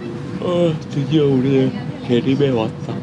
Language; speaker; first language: Korean; native; Korean